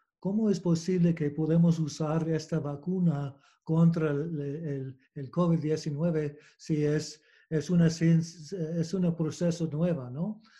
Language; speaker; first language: Spanish; non-native, learner; English